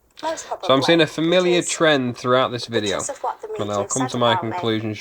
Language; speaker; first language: English; native; English